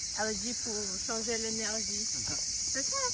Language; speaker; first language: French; non-native, learner; Portuguese